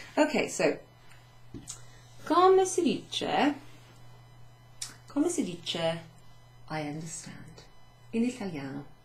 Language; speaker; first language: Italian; non-native, fluent; English